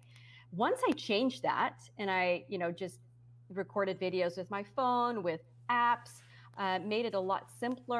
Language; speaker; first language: English; non-native, fluent; Dutch